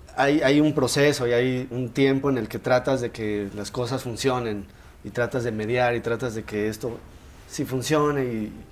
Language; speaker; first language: Spanish; native; Spanish